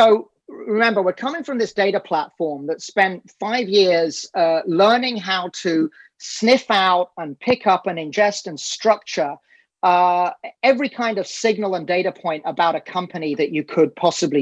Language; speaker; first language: English; native; English